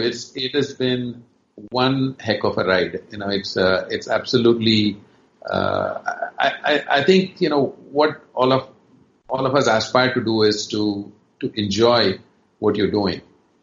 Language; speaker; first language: English; non-native, local second language; Kannada